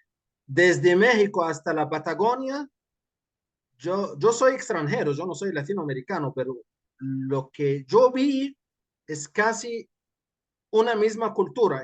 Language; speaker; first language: Spanish; non-native, fluent; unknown